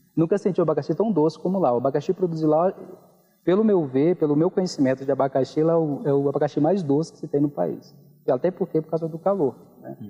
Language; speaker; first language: Portuguese; native; Portuguese